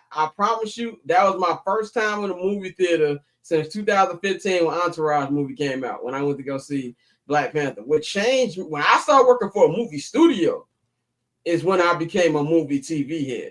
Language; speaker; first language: English; native; English